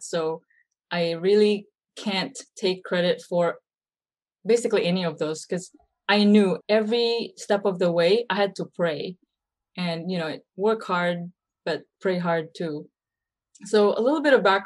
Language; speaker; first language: English; early bilingual, other home language; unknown